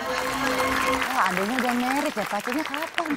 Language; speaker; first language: Indonesian; native; Indonesian